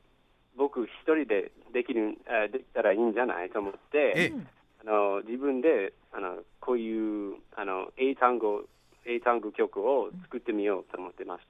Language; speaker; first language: Japanese; non-native, fluent; English